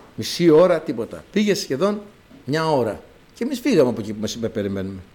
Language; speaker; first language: Greek; native; Greek